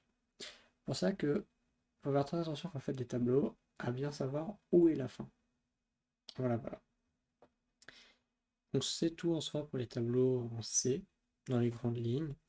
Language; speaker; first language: French; native; French